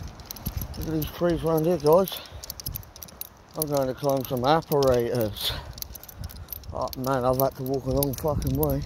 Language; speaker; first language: English; native; English